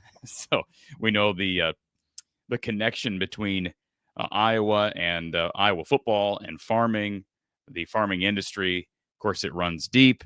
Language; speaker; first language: English; native; English